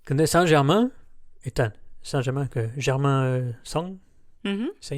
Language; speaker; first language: Korean; non-native, learner; French